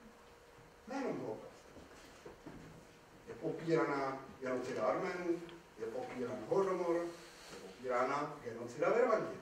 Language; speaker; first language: Czech; native; Czech